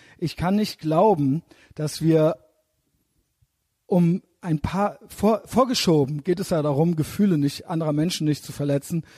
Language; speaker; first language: German; native; German